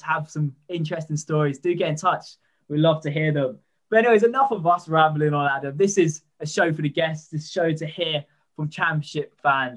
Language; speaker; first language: English; native; English